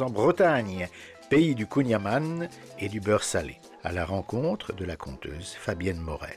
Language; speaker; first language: French; native; French